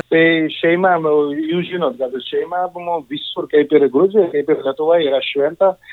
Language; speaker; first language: Lithuanian; non-native, fluent; Georgian